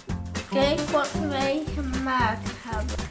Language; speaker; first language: Dutch; non-native, learner; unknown